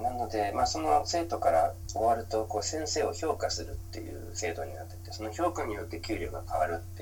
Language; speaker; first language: Japanese; native; Japanese